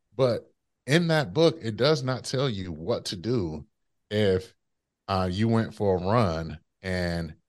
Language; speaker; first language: English; native; English